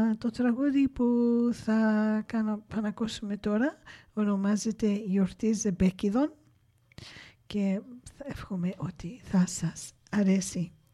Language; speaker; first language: Greek; early bilingual, heritage; Greek